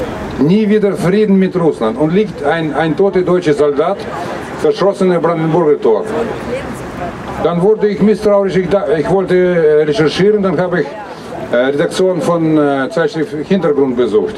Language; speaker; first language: German; non-native, fluent; Russian